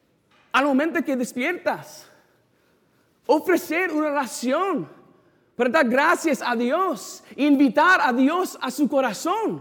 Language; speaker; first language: Spanish; non-native, fluent; English